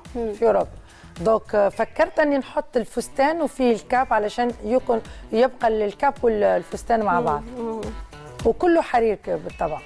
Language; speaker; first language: Arabic; native; Arabic